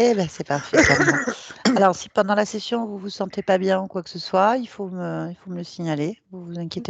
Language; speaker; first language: French; native; French